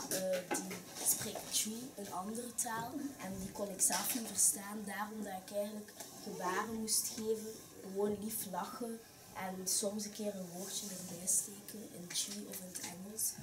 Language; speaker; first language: Dutch; early bilingual, other home language; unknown